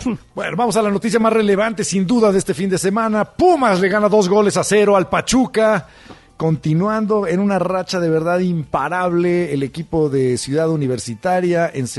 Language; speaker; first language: Spanish; native; Spanish